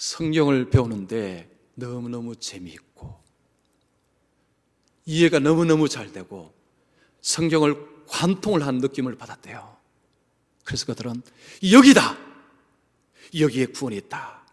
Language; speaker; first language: Korean; native; Korean